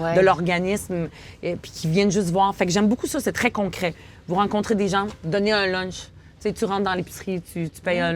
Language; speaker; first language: French; native; French